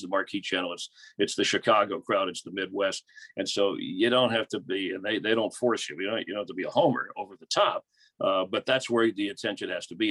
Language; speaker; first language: English; native; English